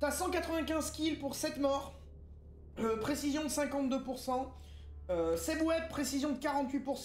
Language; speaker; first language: French; native; French